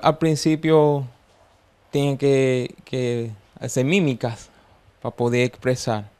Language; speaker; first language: Portuguese; non-native, learner; Spanish